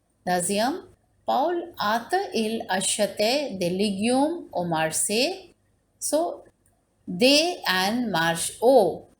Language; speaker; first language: French; non-native, learner; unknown